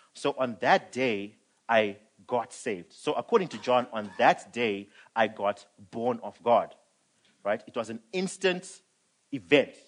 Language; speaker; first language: English; non-native, local second language; Shona